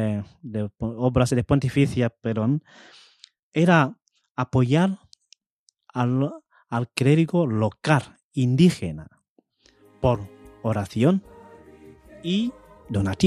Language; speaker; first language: Spanish; non-native, fluent; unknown